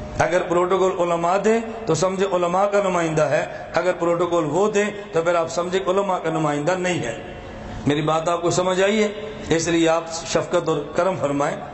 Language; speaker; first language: Urdu; non-native, local second language; Punjabi